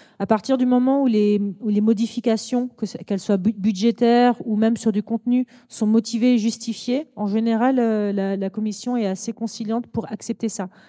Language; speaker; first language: French; native; French